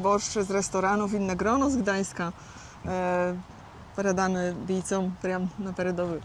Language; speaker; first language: Ukrainian; non-native, fluent; Polish